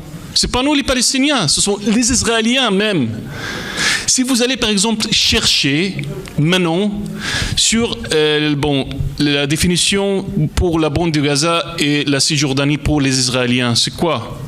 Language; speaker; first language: French; non-native, fluent; Arabic